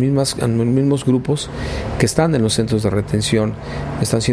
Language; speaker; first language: Spanish; native; Spanish